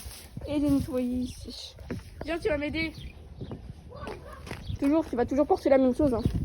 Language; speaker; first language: French; native; French